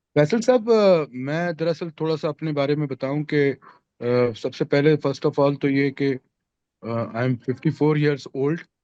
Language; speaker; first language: Urdu; native; Urdu